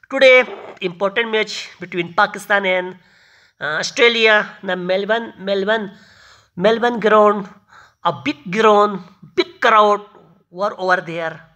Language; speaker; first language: English; non-native, learner; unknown